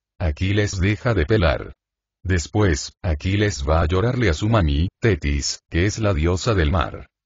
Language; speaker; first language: Spanish; native; Spanish